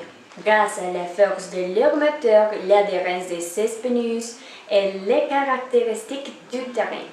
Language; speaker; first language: French; non-native, learner; Spanish